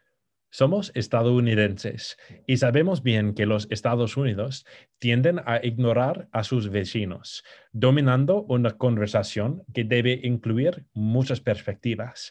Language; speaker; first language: Spanish; non-native, fluent; English